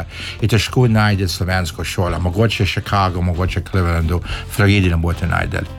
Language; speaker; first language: Slovenian; early bilingual, heritage; Slovenian